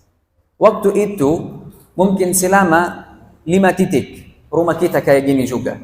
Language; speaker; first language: Indonesian; non-native, fluent; Arabic